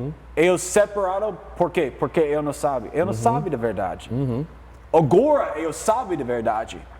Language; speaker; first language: Portuguese; non-native, learner; English